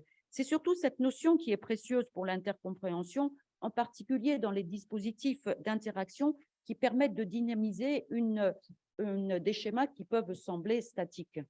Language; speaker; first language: French; native; French